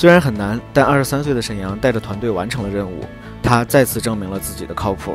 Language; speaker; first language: Chinese; native; Chinese